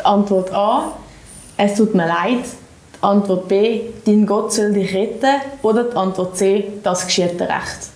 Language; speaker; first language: German; native; German